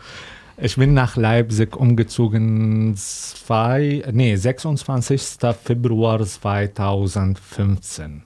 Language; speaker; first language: German; non-native, fluent; Arabic